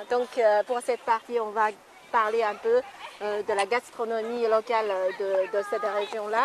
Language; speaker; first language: French; non-native, fluent; Chinese